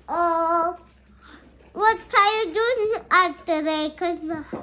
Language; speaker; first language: Dutch; early bilingual, other home language; Marathi